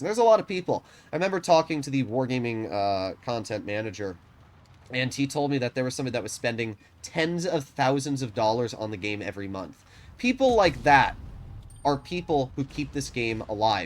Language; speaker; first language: English; native; English